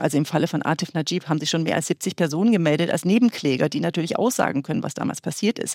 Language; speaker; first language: German; native; German